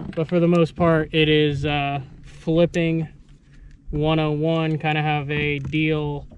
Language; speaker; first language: English; native; English